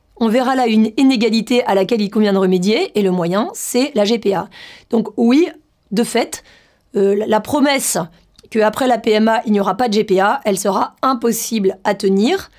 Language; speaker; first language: French; native; French